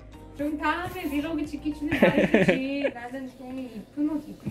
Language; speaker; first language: Korean; non-native, fluent; Russian